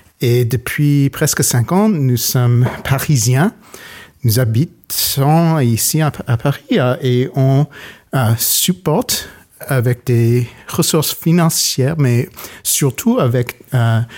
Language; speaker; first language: French; non-native, learner; English